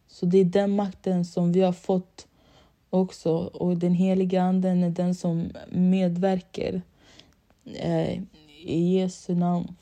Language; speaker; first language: Swedish; early bilingual, other home language; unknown